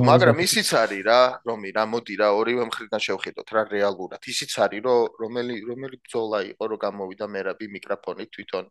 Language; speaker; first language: Georgian; native; Georgian